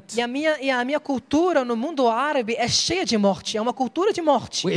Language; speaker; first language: Portuguese; non-native, fluent; Arabic